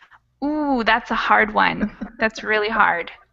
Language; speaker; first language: English; native; English